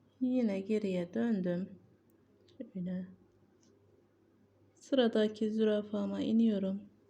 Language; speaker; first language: Turkish; native; Turkish